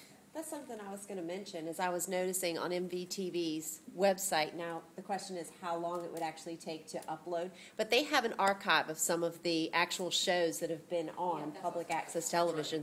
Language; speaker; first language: English; native; English